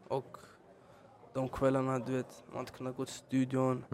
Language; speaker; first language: Swedish; early bilingual, other home language; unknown